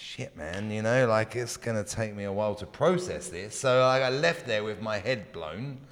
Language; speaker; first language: English; native; English